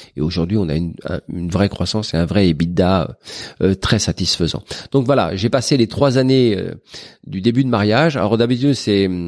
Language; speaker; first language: French; native; French